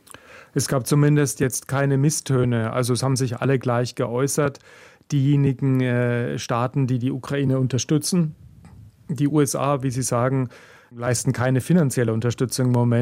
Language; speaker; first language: German; native; German